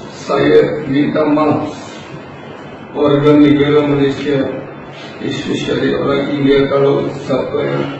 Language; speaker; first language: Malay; non-native, fluent; Bangla